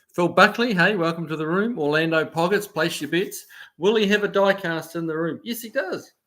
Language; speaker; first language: English; native; English